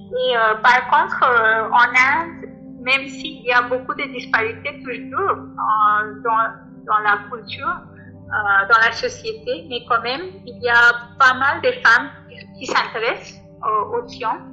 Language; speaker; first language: French; non-native, fluent; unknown